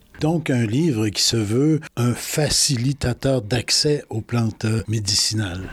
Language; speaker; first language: French; native; French